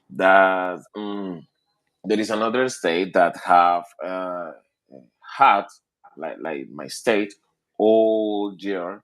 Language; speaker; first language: English; non-native, learner; Spanish